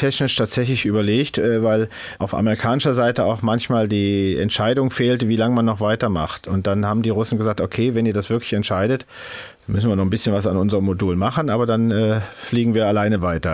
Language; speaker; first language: German; native; German